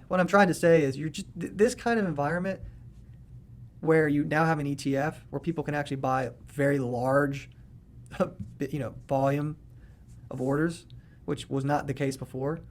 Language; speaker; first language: English; native; English